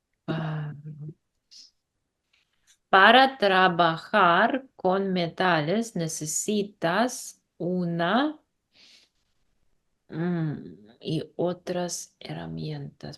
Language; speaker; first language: Spanish; non-native, learner; English